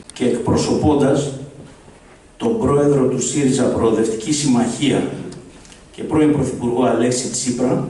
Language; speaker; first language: Greek; native; Greek